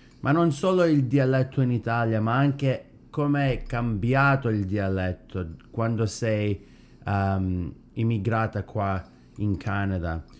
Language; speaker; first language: Italian; early bilingual, heritage; Italian